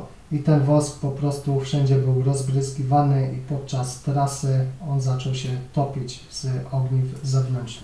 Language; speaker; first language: Polish; native; Polish